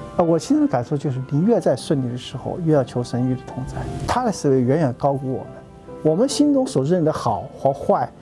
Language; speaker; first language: Chinese; native; Chinese